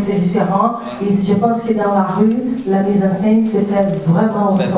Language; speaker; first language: French; non-native, fluent; Portuguese